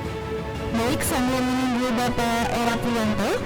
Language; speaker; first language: Indonesian; native; Indonesian